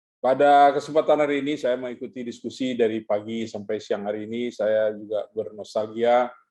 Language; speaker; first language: Indonesian; native; Indonesian